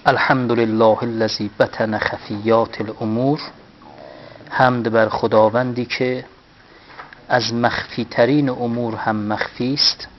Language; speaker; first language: Persian; non-native, local second language; Azerbaijani